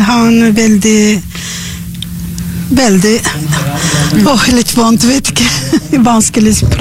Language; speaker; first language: Norwegian; non-native, learner; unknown